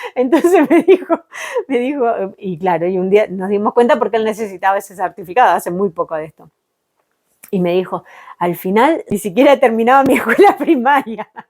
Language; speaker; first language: Spanish; native; Spanish